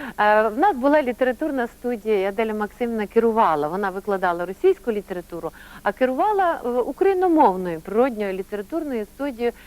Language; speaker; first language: Ukrainian; native; Ukrainian